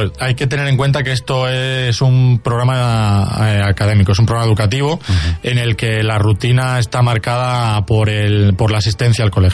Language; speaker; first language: Spanish; native; Spanish